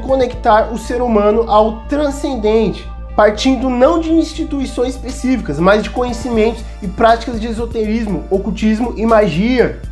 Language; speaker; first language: Portuguese; native; Portuguese